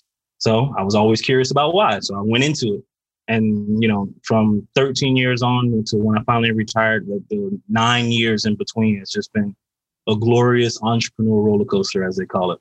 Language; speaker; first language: English; native; English